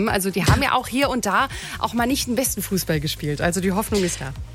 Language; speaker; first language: German; native; German